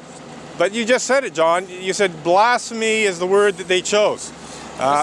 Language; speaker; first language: English; native; English